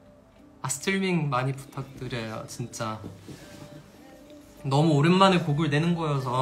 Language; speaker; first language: Korean; non-native, fluent; English